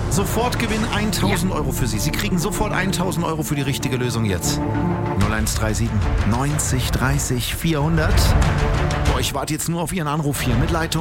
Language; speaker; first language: German; native; German